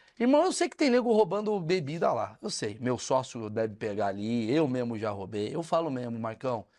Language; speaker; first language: Portuguese; native; Portuguese